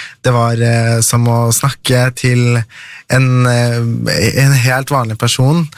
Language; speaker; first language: Norwegian; early bilingual, other home language; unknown